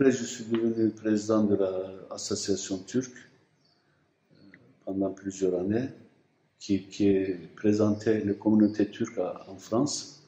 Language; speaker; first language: French; non-native, fluent; Turkish